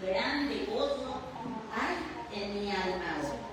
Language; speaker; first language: Spanish; native; Spanish